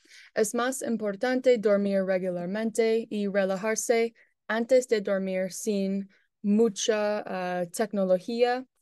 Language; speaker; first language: Spanish; non-native, learner; English